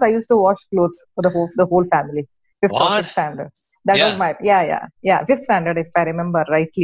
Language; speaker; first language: English; non-native, local second language; Kannada